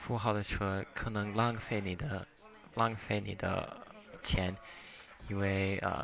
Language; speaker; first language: Chinese; non-native, fluent; English